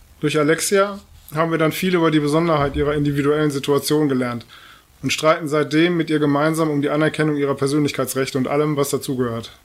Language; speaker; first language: German; native; German